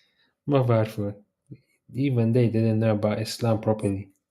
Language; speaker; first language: English; early bilingual, heritage; Arabic